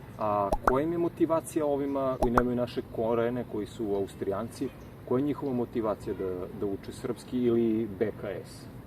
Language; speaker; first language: Serbian; native; Serbian